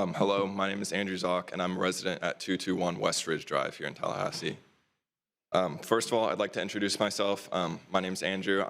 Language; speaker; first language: English; native; English